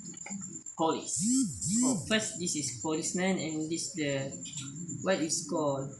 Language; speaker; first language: English; non-native, learner; Malay